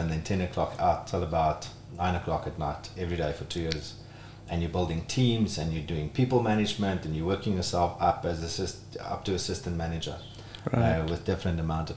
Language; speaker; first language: English; non-native, local second language; Afrikaans